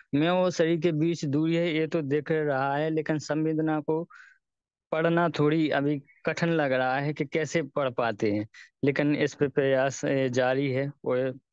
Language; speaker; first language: Hindi; native; Hindi